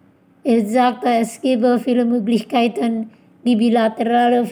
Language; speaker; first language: German; non-native, fluent; Indonesian